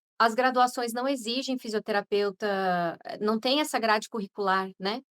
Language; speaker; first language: Portuguese; native; Portuguese